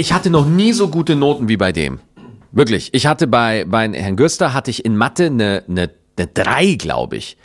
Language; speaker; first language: German; native; German